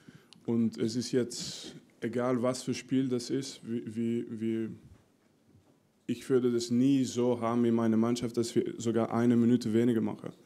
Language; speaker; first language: German; non-native, fluent; French